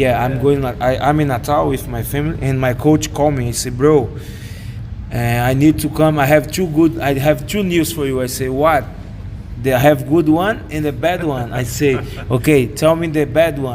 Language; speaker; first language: English; non-native, learner; Portuguese